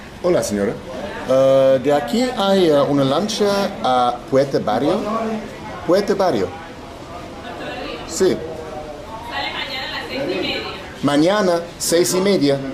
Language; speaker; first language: Spanish; non-native, learner; English